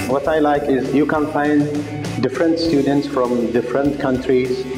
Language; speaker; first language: English; non-native, fluent; Arabic